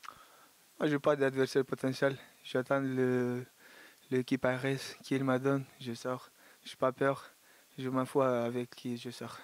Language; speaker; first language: French; non-native, learner; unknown